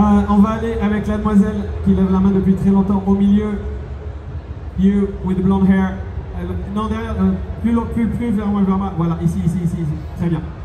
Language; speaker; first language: French; native; French